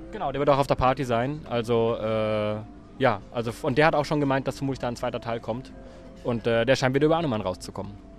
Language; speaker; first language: German; native; German